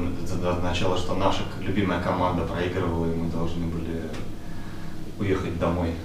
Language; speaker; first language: Russian; native; Russian